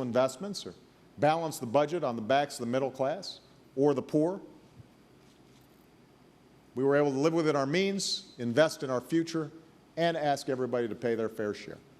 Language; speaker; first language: English; native; English